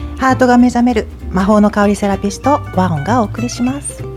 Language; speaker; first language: Japanese; native; Japanese